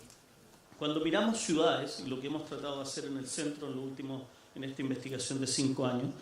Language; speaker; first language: Spanish; native; Spanish